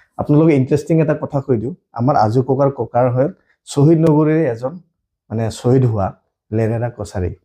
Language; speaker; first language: Assamese; non-native, local second language; Bodo